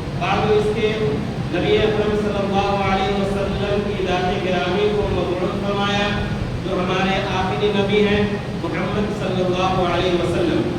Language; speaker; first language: Urdu; native; Urdu